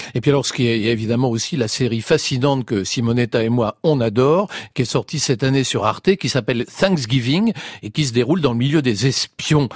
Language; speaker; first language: French; native; French